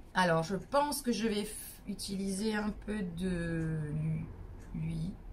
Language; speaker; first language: French; native; French